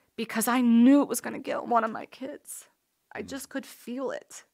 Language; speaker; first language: English; native; English